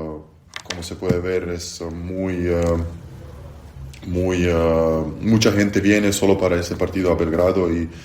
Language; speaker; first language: Spanish; non-native, fluent; Serbian